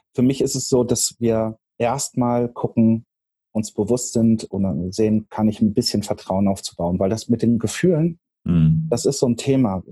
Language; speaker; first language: German; native; German